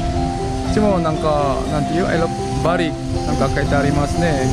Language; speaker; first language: Japanese; non-native, fluent; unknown